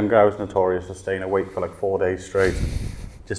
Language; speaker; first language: English; native; English